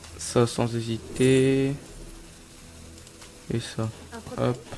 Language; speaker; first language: French; native; French